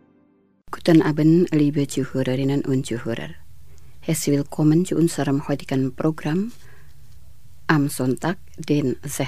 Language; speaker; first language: German; non-native, fluent; Indonesian